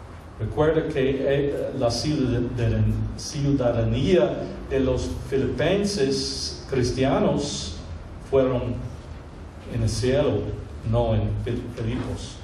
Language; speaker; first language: Spanish; non-native, fluent; English